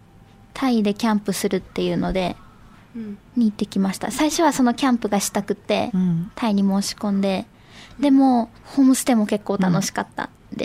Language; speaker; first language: Japanese; native; Japanese